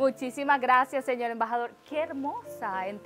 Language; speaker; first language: Spanish; native; Spanish